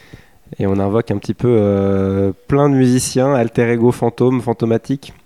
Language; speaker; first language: French; native; French